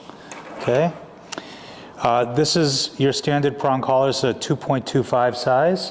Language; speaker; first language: English; native; English